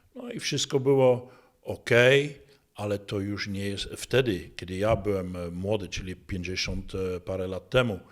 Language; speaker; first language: Polish; non-native, fluent; Dutch